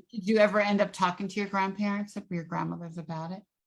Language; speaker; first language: English; native; English